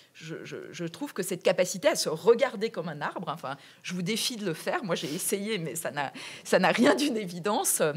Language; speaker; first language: French; native; French